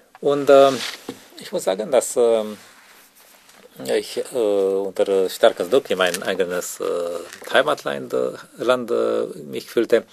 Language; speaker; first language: German; non-native, learner; Romanian